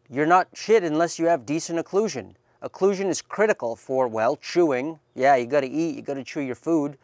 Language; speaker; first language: English; native; English